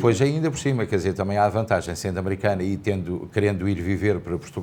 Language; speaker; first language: Portuguese; native; Portuguese